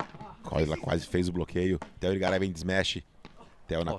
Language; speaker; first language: Portuguese; native; Portuguese